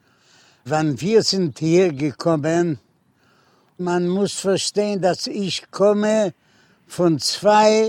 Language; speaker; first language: German; non-native, learner; Yiddish